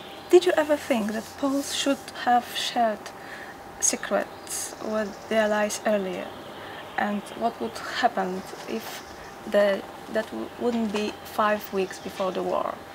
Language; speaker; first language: English; non-native, fluent; Polish